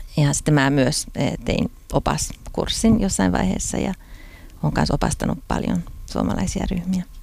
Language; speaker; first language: Finnish; early bilingual, heritage; Finnish